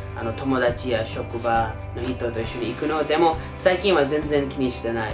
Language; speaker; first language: Japanese; non-native, fluent; English